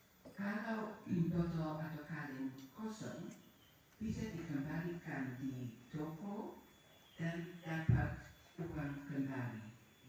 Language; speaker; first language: Indonesian; non-native, fluent; Dutch